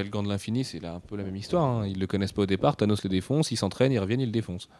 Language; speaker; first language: French; native; French